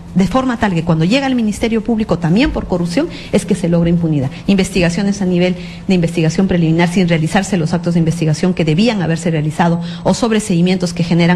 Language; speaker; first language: Spanish; native; Spanish